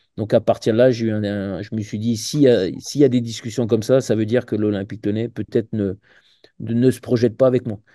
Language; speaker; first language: French; native; French